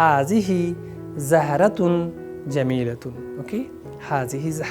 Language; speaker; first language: Arabic; non-native, fluent; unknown